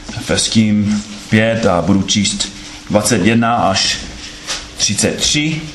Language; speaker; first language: Czech; non-native, fluent; English